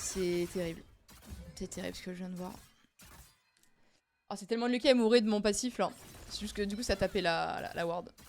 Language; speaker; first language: French; native; French